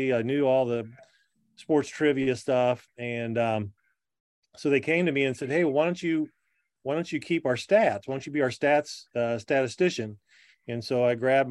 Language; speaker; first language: English; native; English